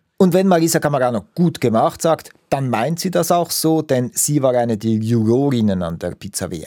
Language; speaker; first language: German; native; German